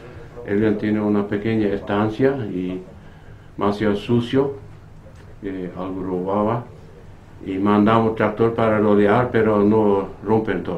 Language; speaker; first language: Spanish; non-native, learner; Plautdietsch